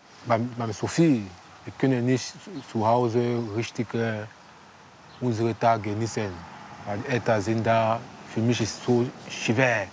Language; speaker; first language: German; non-native, learner; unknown